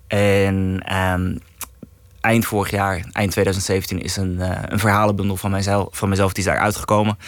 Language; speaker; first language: Dutch; native; Dutch